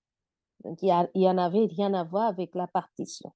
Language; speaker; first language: French; non-native, fluent; Bangla